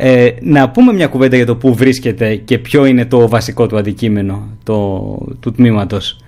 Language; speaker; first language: Greek; native; Greek